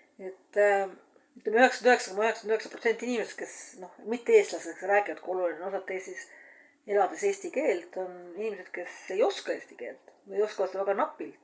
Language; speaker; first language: Estonian; native; Estonian